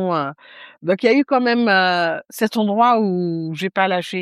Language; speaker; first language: French; non-native, local second language; Arabic